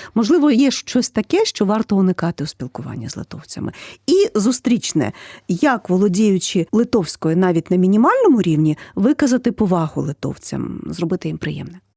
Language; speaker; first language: Ukrainian; native; Ukrainian